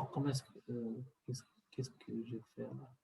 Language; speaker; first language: French; non-native, fluent; Portuguese